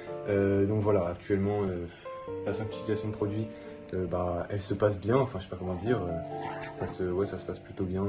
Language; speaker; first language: French; native; French